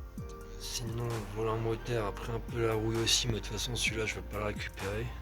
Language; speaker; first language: French; native; French